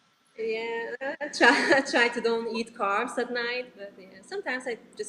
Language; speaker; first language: English; non-native, learner; Italian